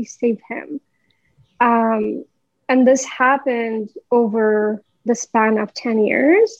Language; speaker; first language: English; non-native, local second language; Hindi